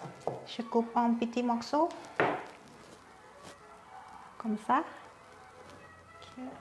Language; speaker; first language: French; non-native, learner; Thai